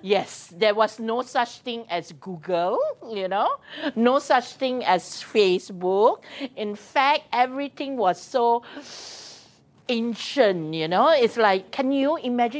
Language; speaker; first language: English; non-native, local second language; Min Nan Chinese